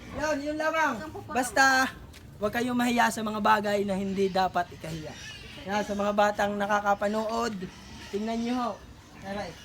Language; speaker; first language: Filipino; native; Filipino